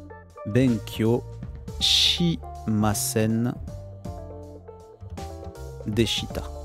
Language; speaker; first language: Japanese; non-native, learner; French